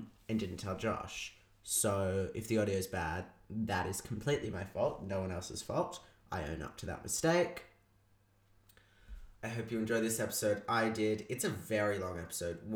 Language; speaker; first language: English; native; English